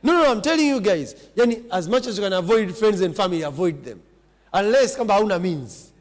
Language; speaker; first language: English; non-native, local second language; Swahili